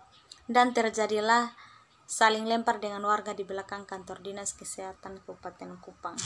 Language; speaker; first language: Indonesian; native; Indonesian